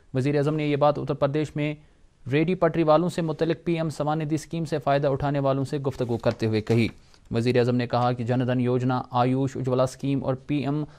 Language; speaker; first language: Urdu; non-native, local second language; Kashmiri